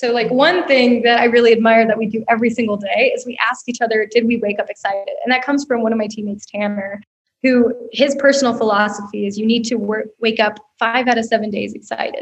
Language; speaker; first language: English; native; English